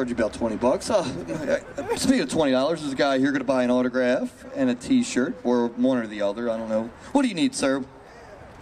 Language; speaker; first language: English; native; English